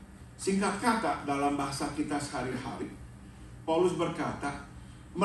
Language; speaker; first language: Indonesian; native; Indonesian